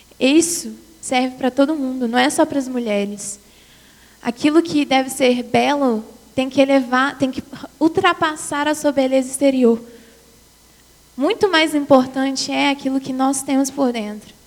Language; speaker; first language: Portuguese; native; Portuguese